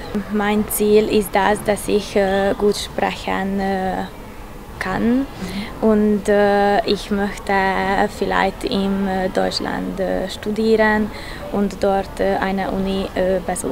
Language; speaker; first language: German; non-native, learner; Hungarian